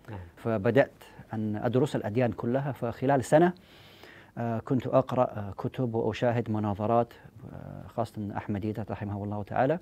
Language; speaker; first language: Arabic; non-native, fluent; English